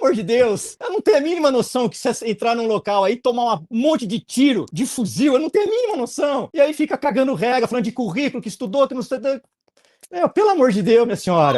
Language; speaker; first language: Portuguese; native; Portuguese